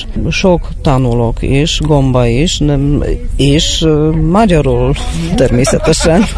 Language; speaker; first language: Hungarian; non-native, learner; Polish